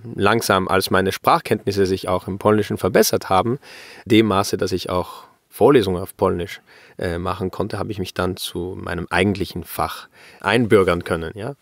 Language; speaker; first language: German; early bilingual, heritage; German